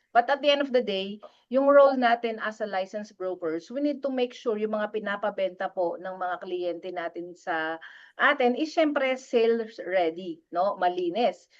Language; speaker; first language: Filipino; non-native, local second language; Pampanga